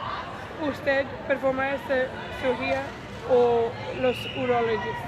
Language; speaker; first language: Spanish; non-native, learner; English